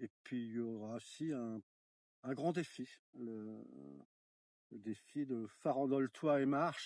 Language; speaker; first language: French; native; French